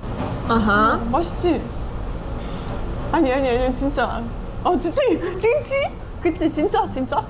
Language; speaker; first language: Korean; non-native, fluent; Estonian